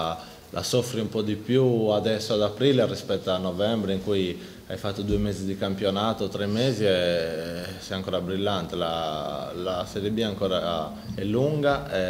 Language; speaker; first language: Italian; native; Italian